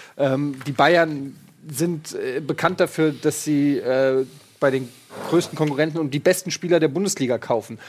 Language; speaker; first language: German; native; German